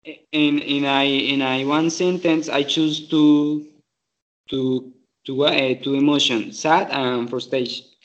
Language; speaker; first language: English; non-native, learner; Spanish